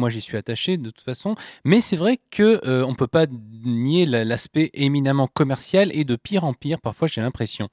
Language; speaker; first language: French; native; French